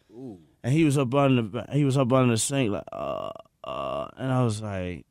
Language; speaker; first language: English; native; English